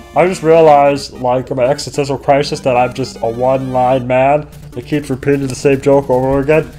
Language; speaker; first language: English; native; English